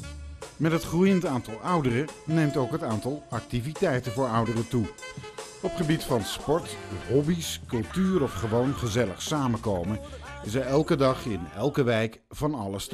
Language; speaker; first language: Dutch; native; Dutch